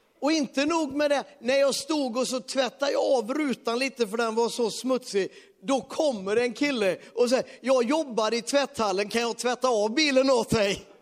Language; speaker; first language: Swedish; native; Swedish